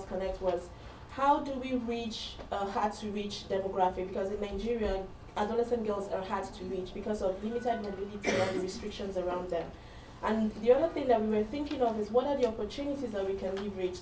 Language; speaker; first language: English; non-native, local second language; Hausa